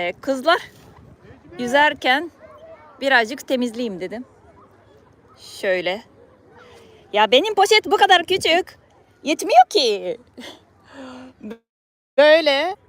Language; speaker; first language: Turkish; non-native, fluent; Japanese